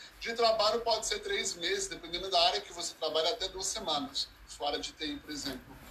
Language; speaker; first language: Portuguese; early bilingual, heritage; Portuguese